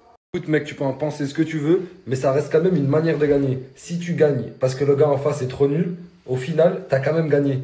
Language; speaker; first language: French; native; French